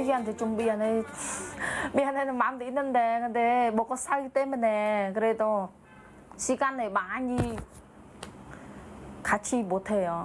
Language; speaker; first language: Korean; non-native, learner; Khmer